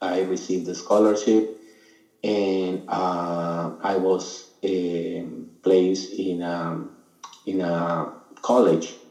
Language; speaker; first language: English; non-native, fluent; Spanish